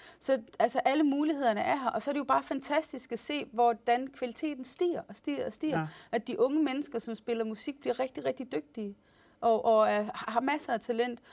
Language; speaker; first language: Danish; non-native, fluent; English